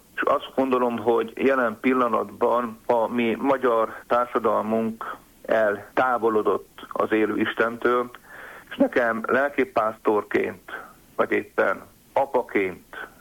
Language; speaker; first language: Hungarian; native; Hungarian